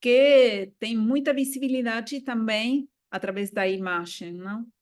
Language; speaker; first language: Portuguese; non-native, fluent; Spanish